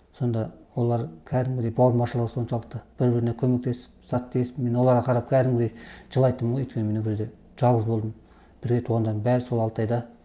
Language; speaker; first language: Kazakh; early bilingual, heritage; Kazakh